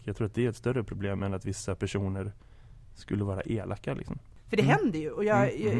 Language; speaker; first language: Swedish; native; Swedish